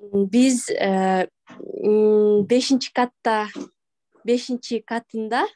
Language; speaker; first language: Turkish; non-native, learner; Kyrgyz